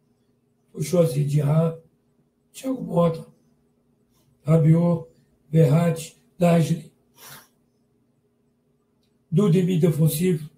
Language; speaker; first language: French; non-native, learner; Portuguese